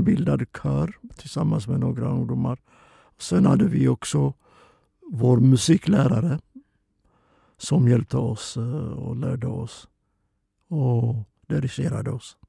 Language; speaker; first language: Swedish; non-native, fluent; Oromo